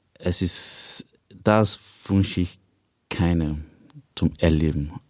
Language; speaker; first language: German; non-native, learner; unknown